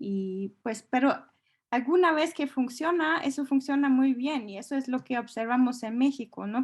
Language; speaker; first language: Spanish; non-native, fluent; German